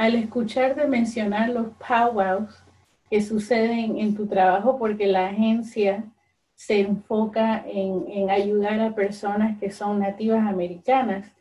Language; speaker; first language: Spanish; early bilingual, other home language; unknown